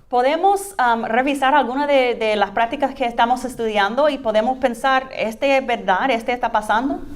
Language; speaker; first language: Spanish; non-native, fluent; English